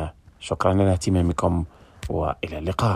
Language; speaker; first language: Arabic; non-native, fluent; Indonesian